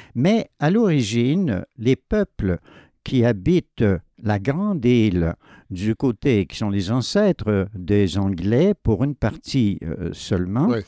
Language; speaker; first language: French; native; French